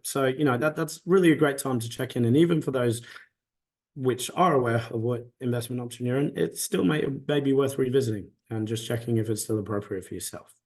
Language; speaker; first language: English; native; English